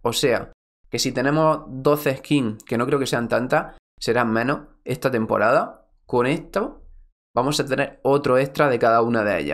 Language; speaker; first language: Spanish; native; Spanish